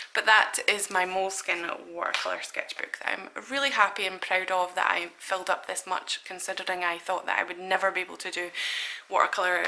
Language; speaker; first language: English; native; English